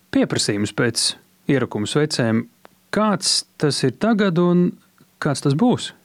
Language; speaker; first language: Latvian; native; Latvian